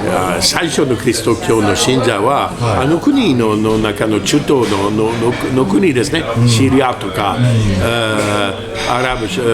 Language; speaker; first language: Japanese; non-native, learner; French